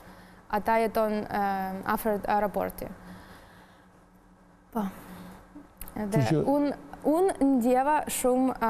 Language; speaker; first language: Albanian; non-native, learner; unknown